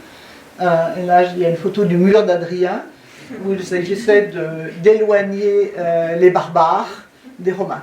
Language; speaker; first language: French; native; French